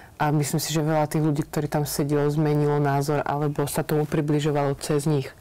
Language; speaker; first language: Slovak; native; Slovak